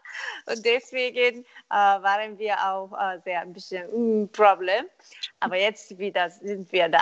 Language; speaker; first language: German; non-native, learner; Korean